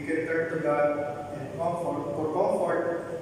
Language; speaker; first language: English; non-native, local second language; Filipino